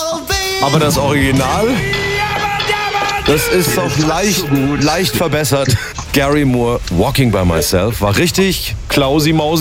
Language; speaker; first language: German; native; German